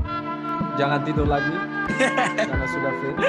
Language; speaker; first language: Indonesian; non-native, learner; Dutch